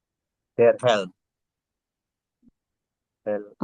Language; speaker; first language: German; non-native, learner; Indonesian